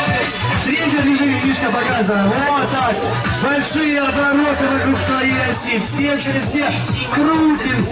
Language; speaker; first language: Russian; native; Russian